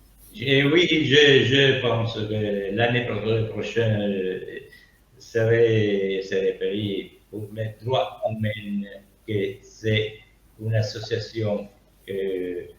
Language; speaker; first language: French; non-native, learner; Italian